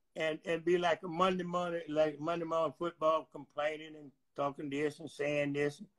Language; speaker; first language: English; native; English